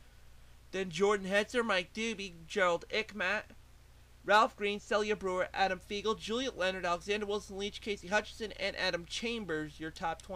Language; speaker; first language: English; native; English